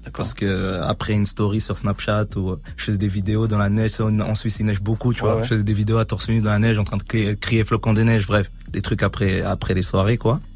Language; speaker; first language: French; native; French